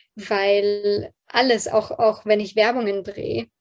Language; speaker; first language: German; early bilingual, other home language; Polish